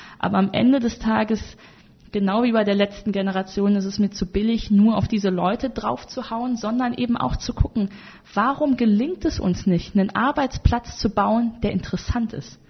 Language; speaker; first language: German; native; German